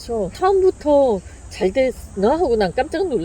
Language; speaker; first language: Korean; native; Korean